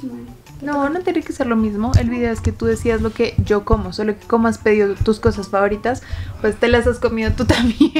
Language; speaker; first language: Spanish; native; Spanish